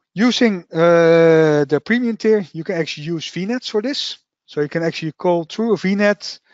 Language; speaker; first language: English; non-native, fluent; Dutch